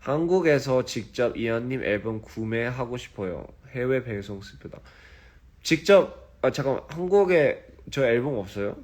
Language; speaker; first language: Korean; early bilingual, heritage; English